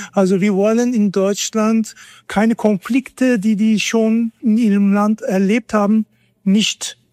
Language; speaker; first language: German; non-native, fluent; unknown